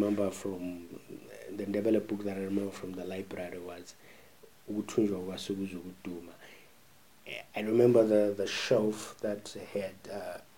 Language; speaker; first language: English; non-native, local second language; North Ndebele